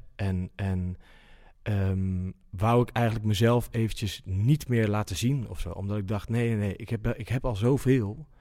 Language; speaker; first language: Dutch; native; Dutch